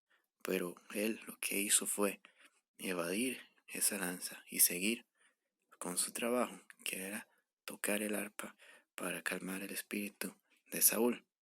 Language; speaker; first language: Spanish; native; Spanish